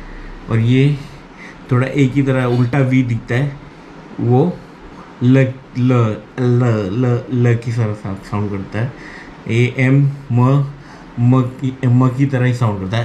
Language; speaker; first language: Hindi; non-native, local second language; Marathi